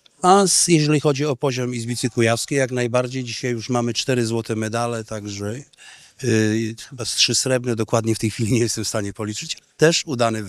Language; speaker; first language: Polish; native; Polish